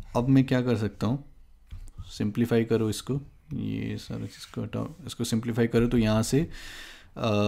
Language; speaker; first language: Hindi; native; Hindi